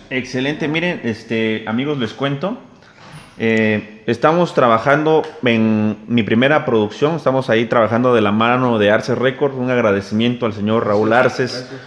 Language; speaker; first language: Spanish; native; Spanish